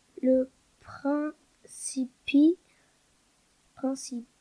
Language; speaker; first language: French; non-native, learner; German